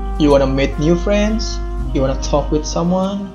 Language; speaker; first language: English; non-native, learner; Indonesian